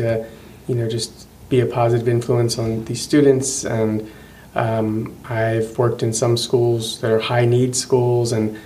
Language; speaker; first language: English; native; English